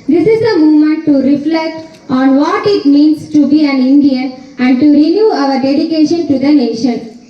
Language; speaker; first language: English; non-native, local second language; Tamil